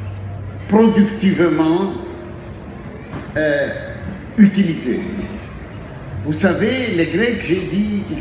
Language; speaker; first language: French; non-native, fluent; Greek